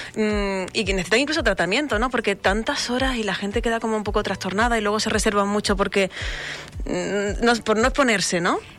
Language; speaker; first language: Spanish; native; Spanish